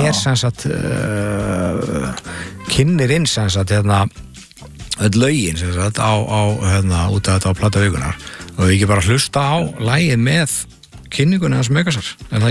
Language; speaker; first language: Icelandic; native; Icelandic